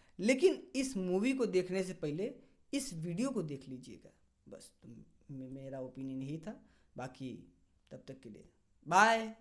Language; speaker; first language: Hindi; native; Hindi